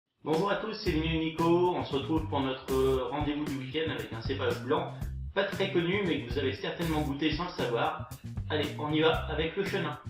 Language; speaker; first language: French; native; French